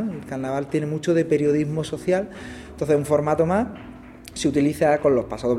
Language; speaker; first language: Spanish; native; Spanish